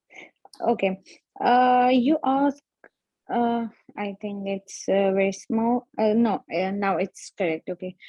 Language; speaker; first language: English; non-native, learner; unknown